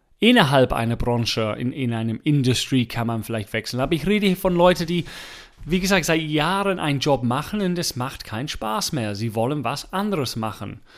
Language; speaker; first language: German; non-native, fluent; English